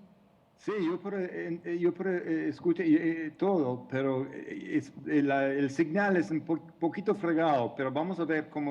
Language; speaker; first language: Spanish; non-native, fluent; English